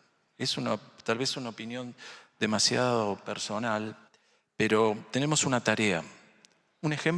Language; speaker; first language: Spanish; native; Spanish